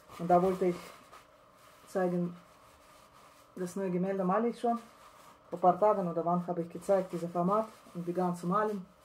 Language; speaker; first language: German; non-native, learner; Russian